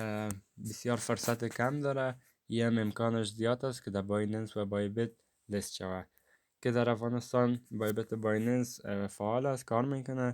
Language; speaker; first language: Persian; native; Persian